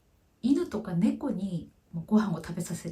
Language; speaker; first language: Japanese; non-native, fluent; Korean